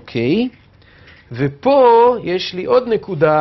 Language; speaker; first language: Hebrew; native; Hebrew